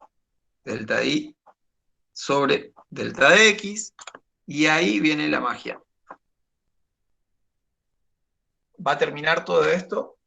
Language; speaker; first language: Spanish; native; Spanish